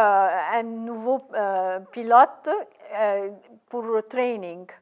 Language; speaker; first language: French; non-native, fluent; Arabic